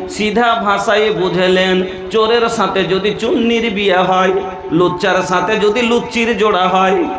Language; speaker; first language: Bangla; non-native, local second language; Bhojpuri